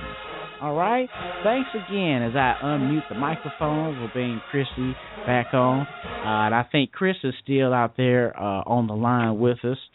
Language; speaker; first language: English; native; English